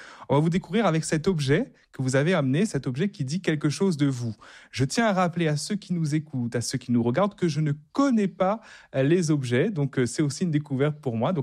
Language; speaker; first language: French; native; French